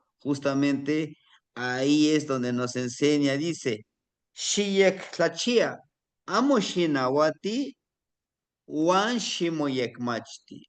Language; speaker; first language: Spanish; native; Spanish